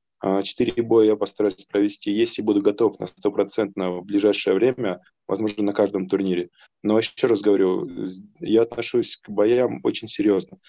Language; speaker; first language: Russian; native; Russian